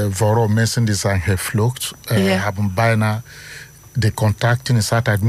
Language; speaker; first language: Dutch; non-native, learner; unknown